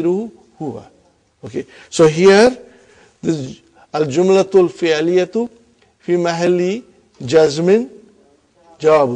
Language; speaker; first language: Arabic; non-native, fluent; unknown